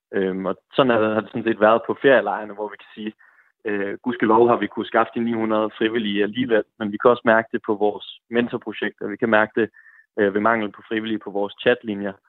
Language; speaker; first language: Danish; native; Danish